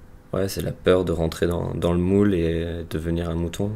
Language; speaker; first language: French; native; French